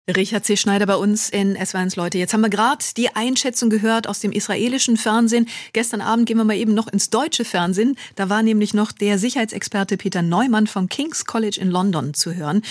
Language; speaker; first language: German; native; German